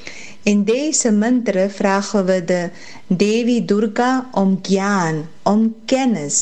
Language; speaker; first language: Dutch; early bilingual, heritage; Caribbean Hindustani